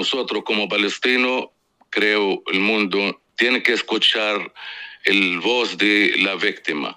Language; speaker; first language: Spanish; non-native, fluent; Arabic